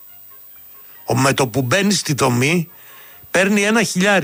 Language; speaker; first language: Greek; native; Greek